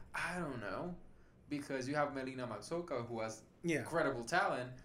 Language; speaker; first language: English; non-native, fluent; Spanish